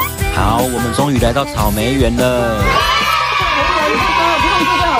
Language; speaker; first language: Chinese; native; Chinese